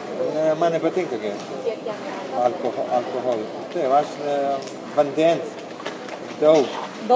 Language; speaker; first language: Lithuanian; non-native, learner; Italian